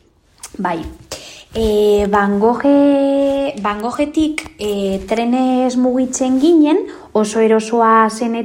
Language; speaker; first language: Basque; non-native, local second language; Spanish